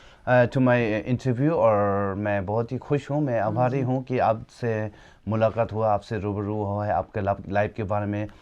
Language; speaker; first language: Hindi; non-native, local second language; Tibetan